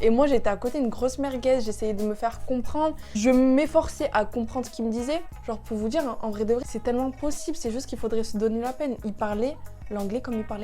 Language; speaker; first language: French; native; French